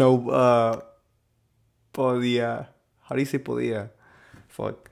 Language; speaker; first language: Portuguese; non-native, learner; Spanish